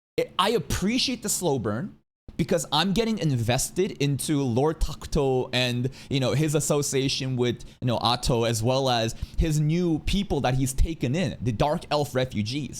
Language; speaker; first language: English; native; English